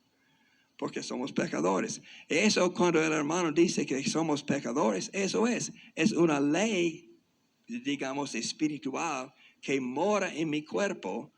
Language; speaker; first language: Spanish; non-native, fluent; English